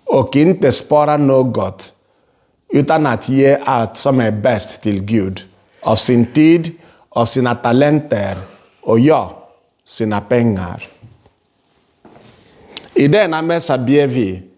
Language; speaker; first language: Swedish; non-native, fluent; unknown